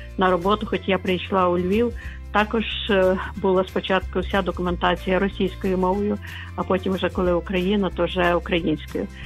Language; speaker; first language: Ukrainian; native; Ukrainian